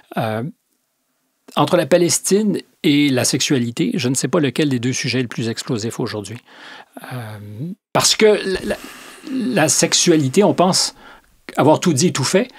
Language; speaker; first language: French; native; French